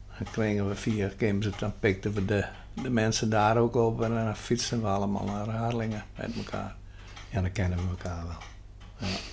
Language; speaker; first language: Dutch; non-native, local second language; Western Frisian